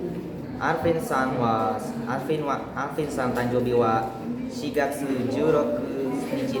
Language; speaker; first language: Japanese; non-native, learner; Indonesian